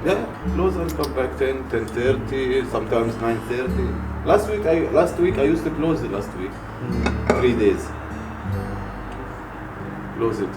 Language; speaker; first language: English; non-native, learner; Arabic